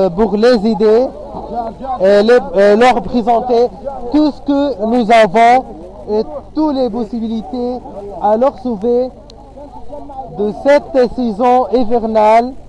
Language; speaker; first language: French; non-native, fluent; Arabic